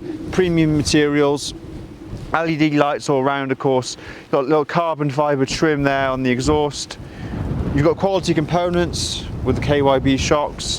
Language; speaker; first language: English; native; English